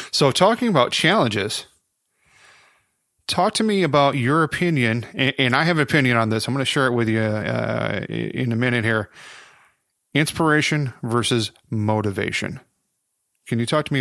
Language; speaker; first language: English; native; English